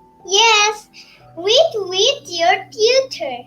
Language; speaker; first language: English; non-native, learner; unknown